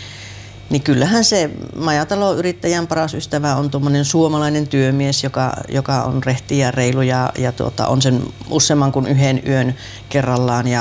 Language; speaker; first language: Finnish; native; Finnish